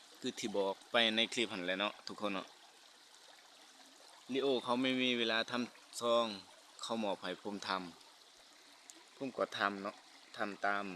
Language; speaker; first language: Thai; non-native, local second language; Lao